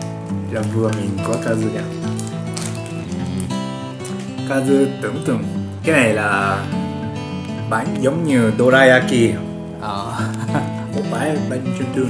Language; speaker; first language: Vietnamese; non-native, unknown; Japanese